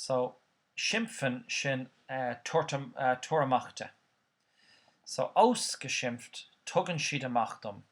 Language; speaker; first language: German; non-native, fluent; Irish